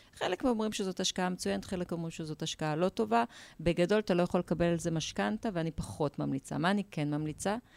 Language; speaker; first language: Hebrew; native; Hebrew